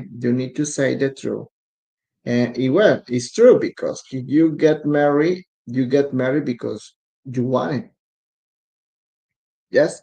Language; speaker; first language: English; non-native, learner; Spanish